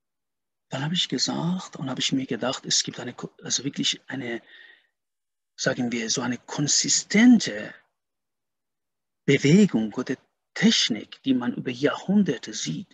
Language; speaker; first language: German; non-native, fluent; Persian